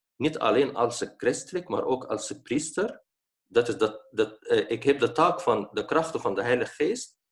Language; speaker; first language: Dutch; non-native, fluent; Arabic